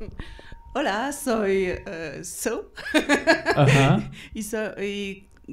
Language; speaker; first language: Spanish; non-native, learner; French